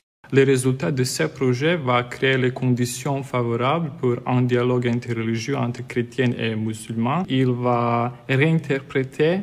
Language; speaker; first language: French; non-native, fluent; Serbian